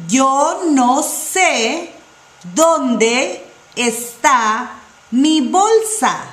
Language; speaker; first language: Spanish; non-native, fluent; English